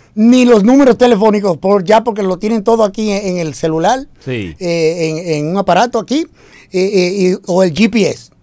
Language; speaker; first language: Spanish; native; Spanish